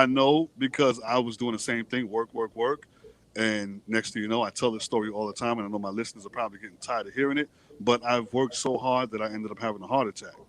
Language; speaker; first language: English; native; English